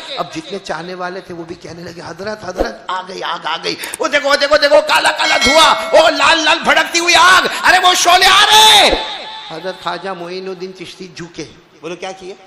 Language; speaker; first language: Urdu; native; Urdu